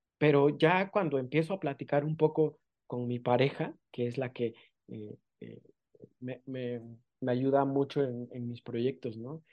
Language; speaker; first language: Spanish; non-native, local second language; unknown